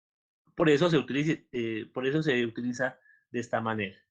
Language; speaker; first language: Spanish; native; Spanish